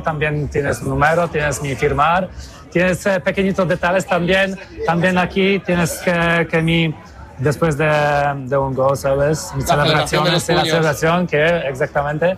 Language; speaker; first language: Spanish; non-native, learner; Polish